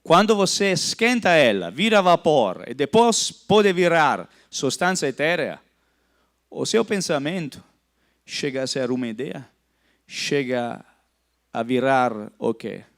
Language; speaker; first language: Portuguese; non-native, fluent; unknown